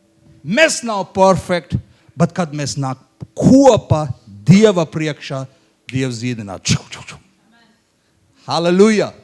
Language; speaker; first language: Latvian; non-native, learner; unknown